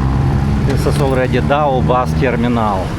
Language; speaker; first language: English; non-native, learner; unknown